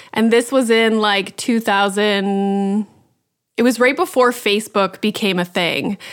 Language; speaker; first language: English; native; English